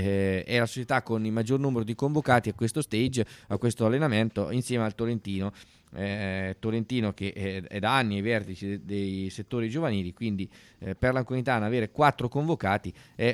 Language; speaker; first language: Italian; native; Italian